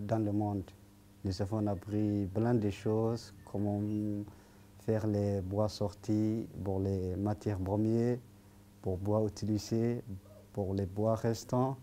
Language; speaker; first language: French; non-native, learner; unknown